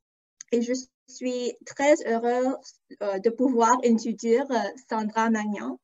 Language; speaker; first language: French; non-native, fluent; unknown